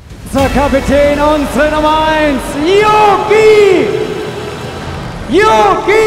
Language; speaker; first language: German; native; German